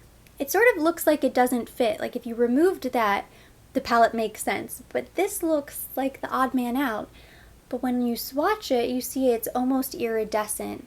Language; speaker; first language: English; native; English